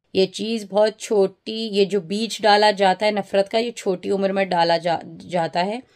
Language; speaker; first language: Urdu; early bilingual, heritage; Urdu